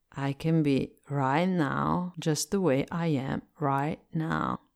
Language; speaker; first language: English; non-native, fluent; Italian